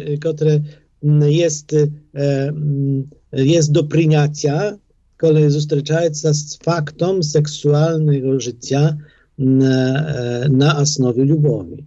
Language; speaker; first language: Polish; non-native, fluent; Ukrainian